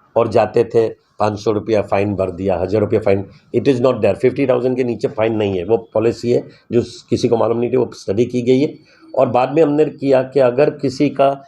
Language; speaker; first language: Hindi; non-native, local second language; Gujarati